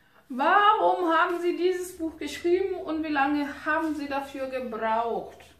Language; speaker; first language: German; non-native, fluent; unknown